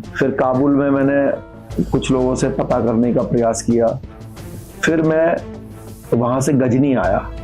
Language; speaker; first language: Hindi; native; Hindi